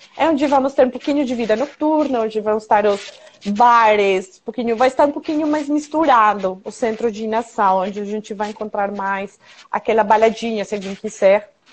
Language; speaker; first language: Portuguese; non-native, fluent; Spanish